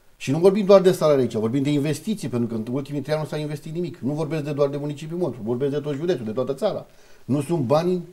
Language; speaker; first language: Romanian; native; Romanian